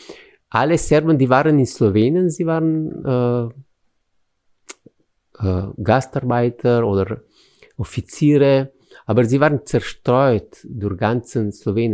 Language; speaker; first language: German; non-native, fluent; Slovenian